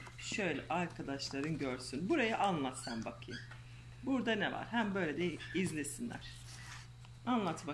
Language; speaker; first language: Turkish; native; Turkish